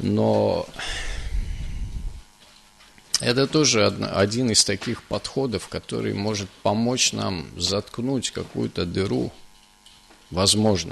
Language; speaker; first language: Russian; native; Russian